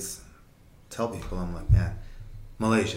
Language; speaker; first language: English; non-native, fluent; Uzbek